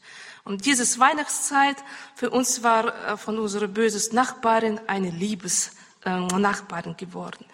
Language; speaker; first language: German; non-native, learner; Russian